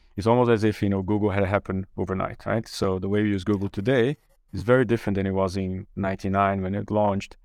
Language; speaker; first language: English; non-native, fluent; Portuguese